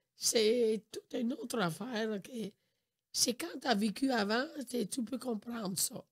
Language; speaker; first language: French; non-native, fluent; Italian